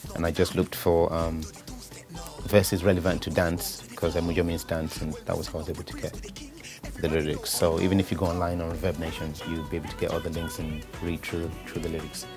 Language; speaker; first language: English; non-native, local second language; Yoruba